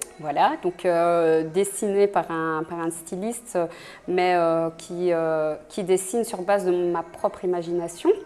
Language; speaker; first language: French; early bilingual, other home language; Spanish